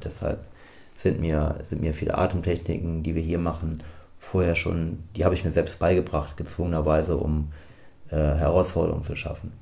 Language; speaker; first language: German; native; German